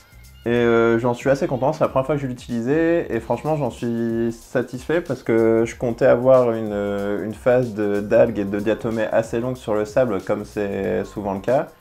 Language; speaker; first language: French; native; French